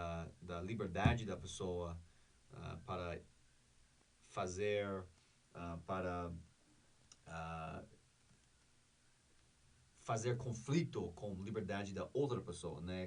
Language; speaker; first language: Portuguese; non-native, learner; English